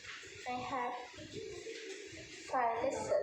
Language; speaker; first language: English; non-native, learner; Vietnamese